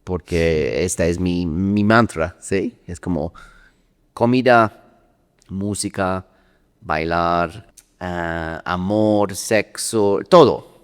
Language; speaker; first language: Spanish; non-native, learner; English